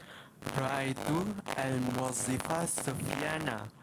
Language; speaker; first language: Arabic; non-native, learner; Malay